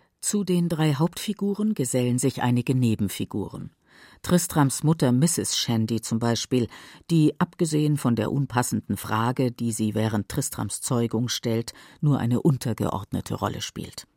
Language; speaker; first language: German; native; German